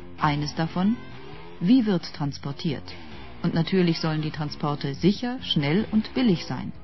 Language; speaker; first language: German; native; German